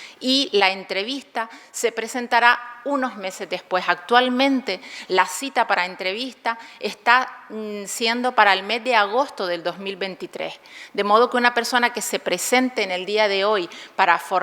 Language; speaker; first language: Spanish; native; Spanish